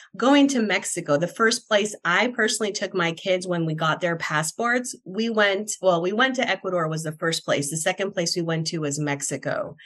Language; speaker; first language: English; non-native, fluent; Spanish